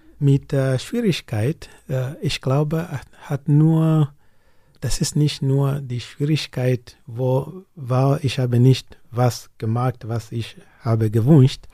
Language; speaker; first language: German; non-native, learner; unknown